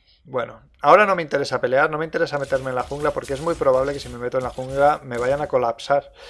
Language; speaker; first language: Spanish; native; Spanish